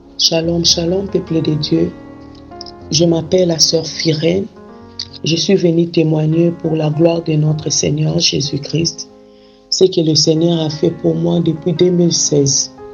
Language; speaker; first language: French; non-native, local second language; Lingala